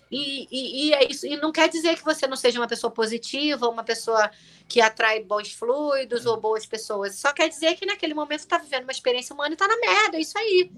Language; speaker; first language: Portuguese; native; Portuguese